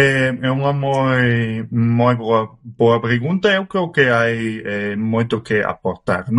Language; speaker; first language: Galician; non-native, fluent; German